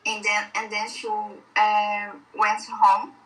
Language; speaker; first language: English; non-native, learner; Portuguese